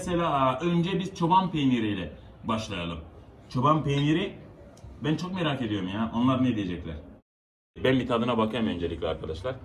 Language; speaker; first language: Turkish; non-native, fluent; Arabic